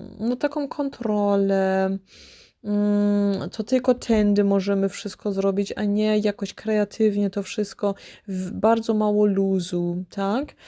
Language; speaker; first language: Polish; early bilingual, heritage; Polish